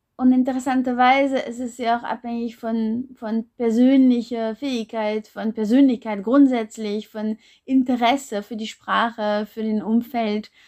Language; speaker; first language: German; non-native, fluent; French